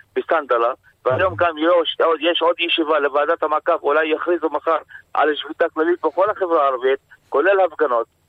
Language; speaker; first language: Hebrew; non-native, local second language; Arabic